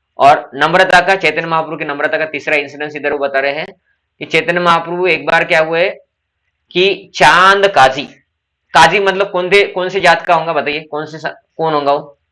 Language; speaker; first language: Hindi; non-native, local second language; Marathi